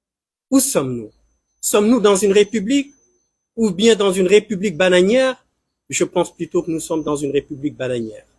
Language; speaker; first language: French; non-native, local second language; Wolof